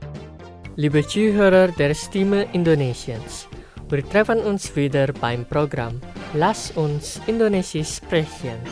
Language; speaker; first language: German; non-native, fluent; Indonesian